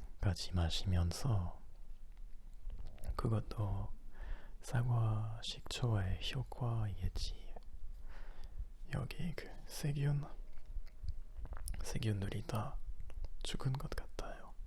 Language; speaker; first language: Korean; non-native, learner; French